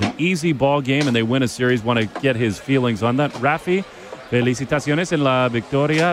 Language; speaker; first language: English; native; English